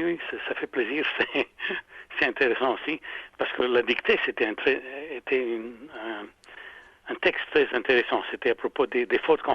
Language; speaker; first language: French; non-native, fluent; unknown